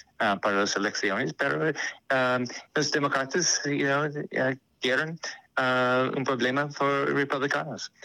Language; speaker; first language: Spanish; non-native, learner; English